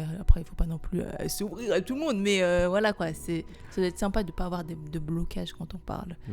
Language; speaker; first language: French; non-native, local second language; Malagasy